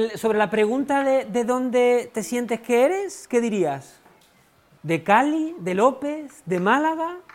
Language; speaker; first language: Spanish; native; Spanish